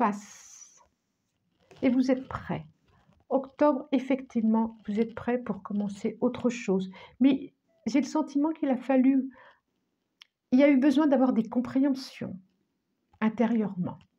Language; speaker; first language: French; native; French